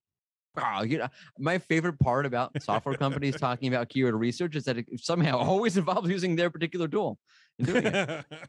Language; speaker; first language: English; native; English